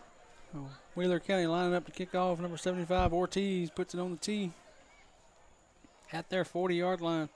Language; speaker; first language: English; native; English